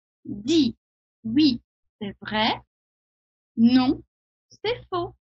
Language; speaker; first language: French; non-native, fluent; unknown